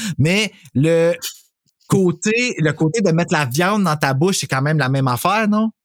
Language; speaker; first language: French; native; French